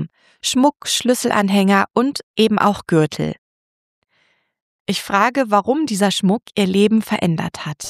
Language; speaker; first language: German; native; German